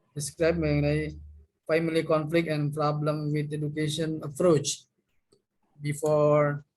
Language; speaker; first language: English; non-native, learner; Indonesian